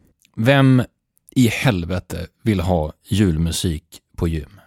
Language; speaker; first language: Swedish; native; Swedish